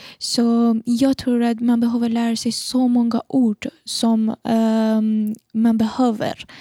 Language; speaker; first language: Swedish; non-native, fluent; Persian